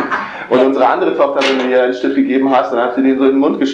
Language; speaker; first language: German; native; German